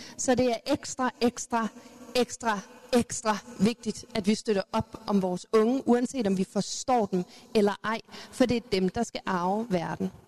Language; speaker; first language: Danish; early bilingual, other home language; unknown